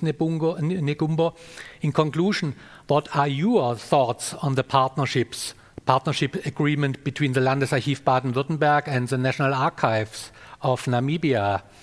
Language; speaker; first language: English; non-native, fluent; German